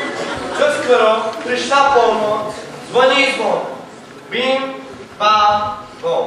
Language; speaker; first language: Czech; non-native, learner; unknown